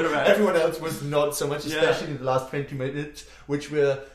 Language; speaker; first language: English; non-native, fluent; German